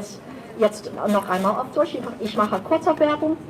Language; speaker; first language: German; non-native, fluent; Cantonese